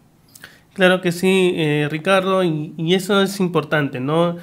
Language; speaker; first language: Spanish; native; Spanish